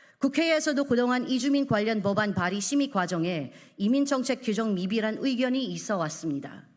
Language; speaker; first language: Korean; non-native, fluent; Filipino